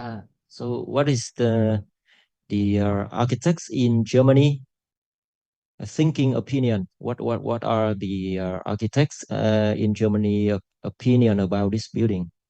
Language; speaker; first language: English; non-native, local second language; Vietnamese